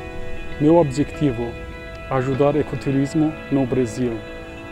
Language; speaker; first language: Portuguese; non-native, fluent; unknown